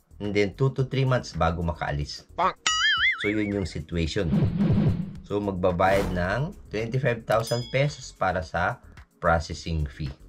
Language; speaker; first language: Filipino; native; Filipino